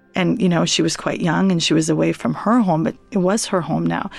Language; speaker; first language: English; native; English